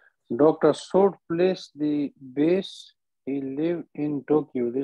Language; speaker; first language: English; non-native, learner; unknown